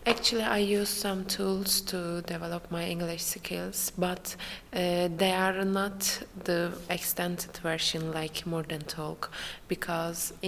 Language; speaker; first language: English; non-native, learner; Turkish